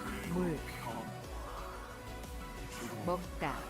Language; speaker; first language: Korean; non-native, learner; English